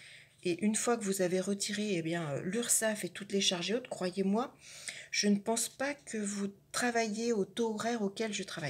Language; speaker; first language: French; native; French